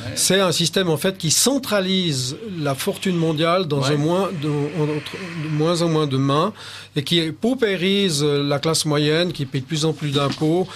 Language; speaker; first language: French; native; French